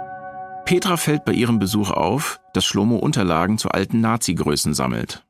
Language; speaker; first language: German; native; German